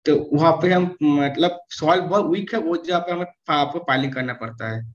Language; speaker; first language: Hindi; non-native, local second language; Bangla